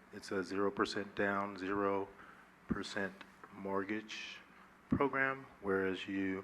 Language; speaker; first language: English; native; English